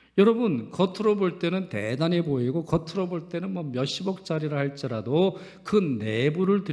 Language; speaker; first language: Korean; native; Korean